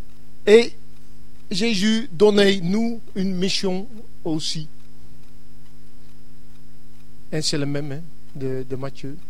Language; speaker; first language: French; non-native, learner; English